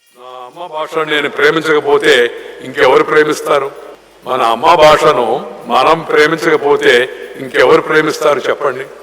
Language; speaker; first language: Telugu; native; Telugu